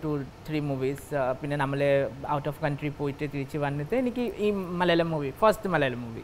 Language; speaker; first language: Malayalam; non-native, local second language; Assamese